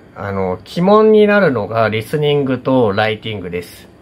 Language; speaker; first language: Japanese; native; Japanese